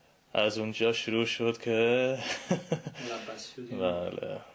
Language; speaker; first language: Persian; non-native, fluent; English